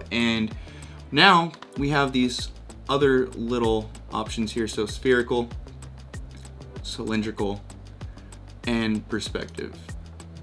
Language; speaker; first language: English; native; English